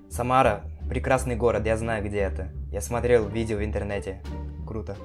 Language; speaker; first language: Russian; non-native, fluent; Portuguese